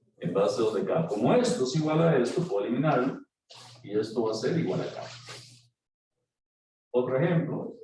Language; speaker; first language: Spanish; native; Spanish